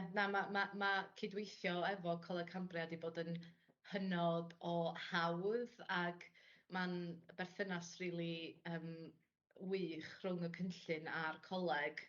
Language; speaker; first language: Welsh; native; Welsh